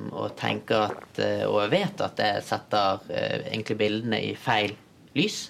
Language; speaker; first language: Norwegian; early bilingual, other home language; Tamil